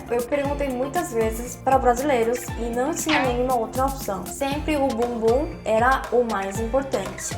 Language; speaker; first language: Portuguese; non-native, fluent; Korean